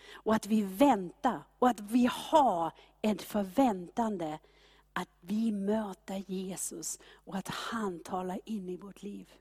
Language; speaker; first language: Swedish; non-native, fluent; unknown